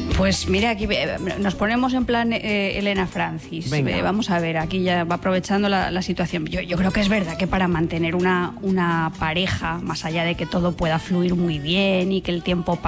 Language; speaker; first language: Spanish; native; Spanish